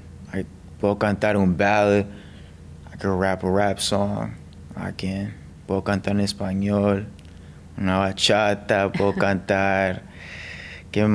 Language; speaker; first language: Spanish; early bilingual, heritage; English